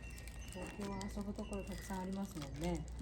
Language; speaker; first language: Japanese; native; Japanese